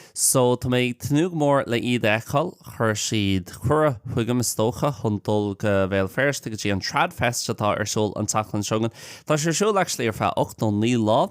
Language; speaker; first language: Irish; native; Irish